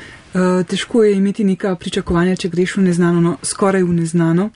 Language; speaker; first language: Slovenian; non-native, fluent; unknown